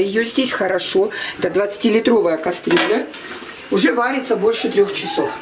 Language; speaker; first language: Russian; native; Russian